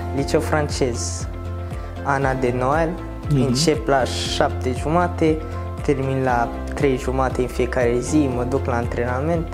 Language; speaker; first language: Romanian; non-native, learner; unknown